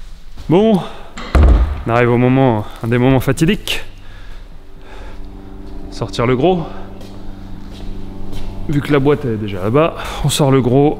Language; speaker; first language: French; native; French